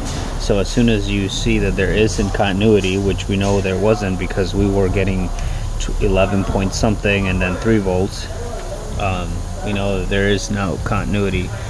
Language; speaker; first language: English; native; English